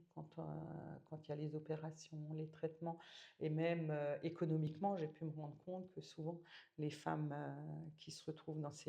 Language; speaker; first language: French; native; French